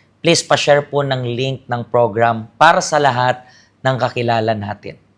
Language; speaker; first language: Filipino; native; Filipino